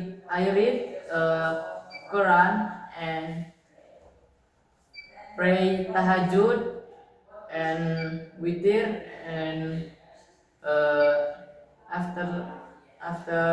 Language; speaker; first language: English; non-native, learner; Indonesian